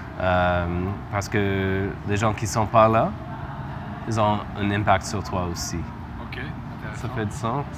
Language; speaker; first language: French; non-native, learner; English